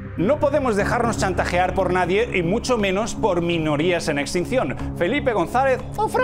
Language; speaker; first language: Catalan; native; Catalan